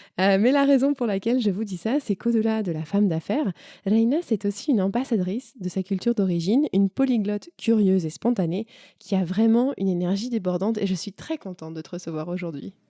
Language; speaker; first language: French; native; French